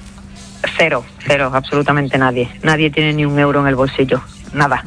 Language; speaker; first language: Spanish; native; Spanish